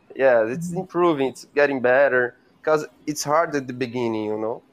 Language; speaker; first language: English; non-native, learner; Portuguese